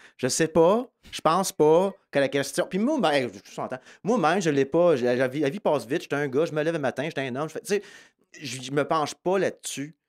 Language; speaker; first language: French; native; French